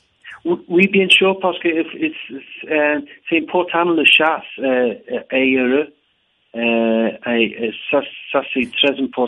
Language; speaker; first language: French; non-native, learner; English